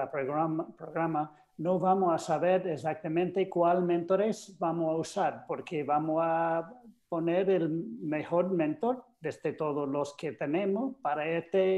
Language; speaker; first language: Spanish; non-native, fluent; English